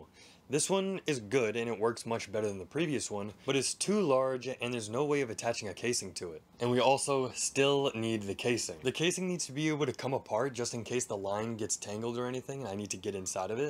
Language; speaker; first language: English; native; English